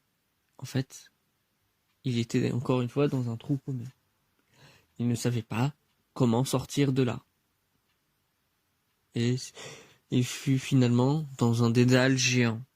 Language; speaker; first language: French; native; French